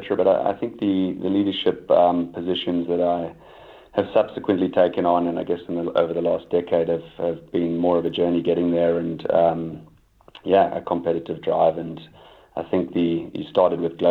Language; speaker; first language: English; native; English